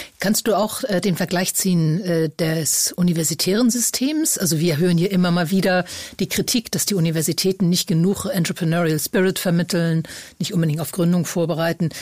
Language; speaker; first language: German; native; German